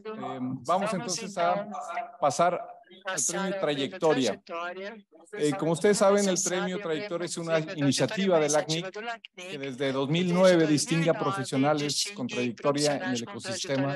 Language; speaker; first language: Spanish; native; Spanish